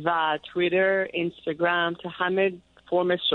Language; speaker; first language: Persian; early bilingual, heritage; Persian